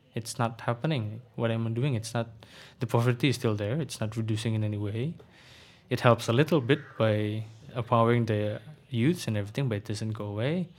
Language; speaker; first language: English; non-native, fluent; Indonesian